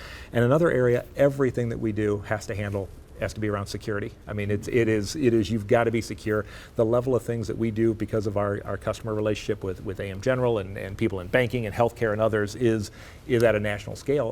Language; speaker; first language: English; native; English